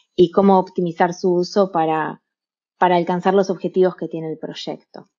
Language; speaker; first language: Spanish; native; Spanish